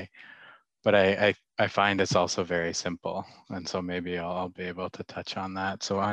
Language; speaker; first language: English; native; English